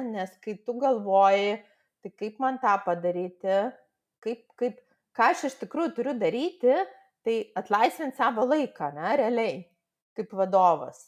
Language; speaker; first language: Lithuanian; non-native, local second language; Russian